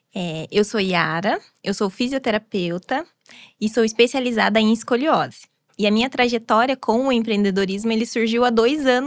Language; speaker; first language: Portuguese; native; Portuguese